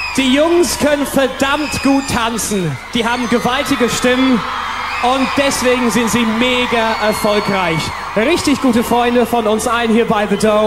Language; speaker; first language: German; native; German